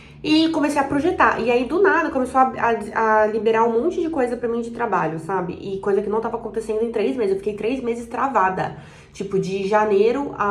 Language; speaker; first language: Portuguese; native; Portuguese